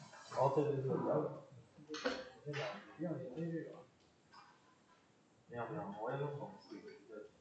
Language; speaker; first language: Chinese; non-native, learner; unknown